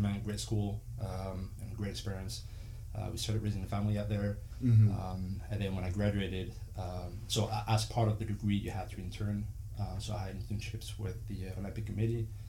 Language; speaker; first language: English; non-native, fluent; French